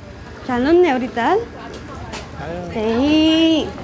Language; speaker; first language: Korean; non-native, learner; Filipino